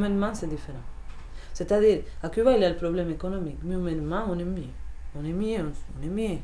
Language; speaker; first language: French; non-native, fluent; Spanish